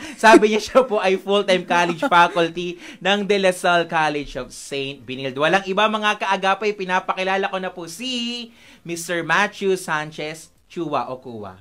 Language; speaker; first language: Filipino; native; Filipino